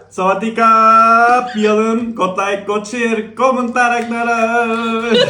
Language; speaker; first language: Thai; non-native, learner; Turkish